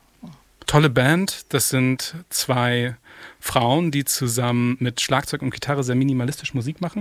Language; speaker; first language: German; native; German